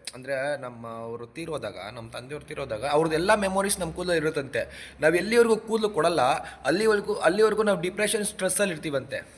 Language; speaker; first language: Kannada; non-native, local second language; Marwari